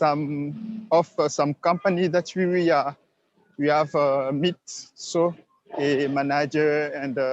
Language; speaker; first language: English; non-native, learner; Swahili